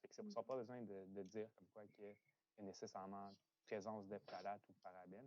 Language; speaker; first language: French; native; French